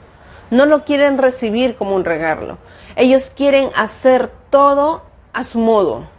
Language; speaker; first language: Spanish; native; Spanish